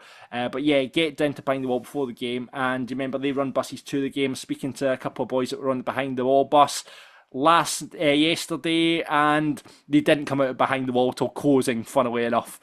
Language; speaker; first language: English; native; English